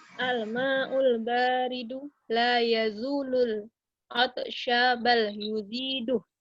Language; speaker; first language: Arabic; non-native, learner; Indonesian